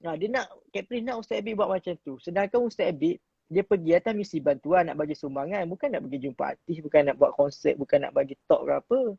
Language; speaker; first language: Malay; native; Malay